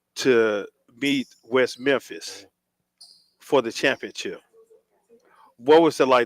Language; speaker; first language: English; native; English